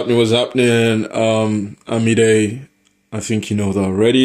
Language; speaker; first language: English; non-native, local second language; Yoruba